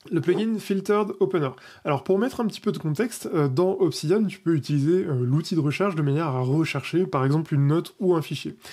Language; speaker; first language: French; native; French